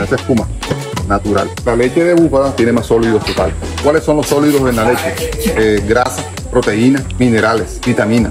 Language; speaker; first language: Spanish; native; Spanish